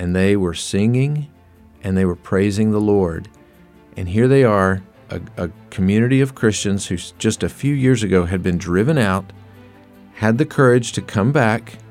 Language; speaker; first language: English; native; English